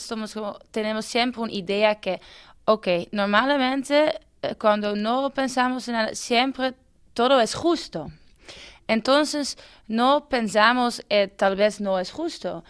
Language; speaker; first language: Spanish; non-native, fluent; Dutch